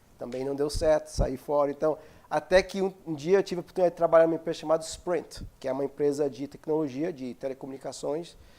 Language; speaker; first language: Portuguese; native; Portuguese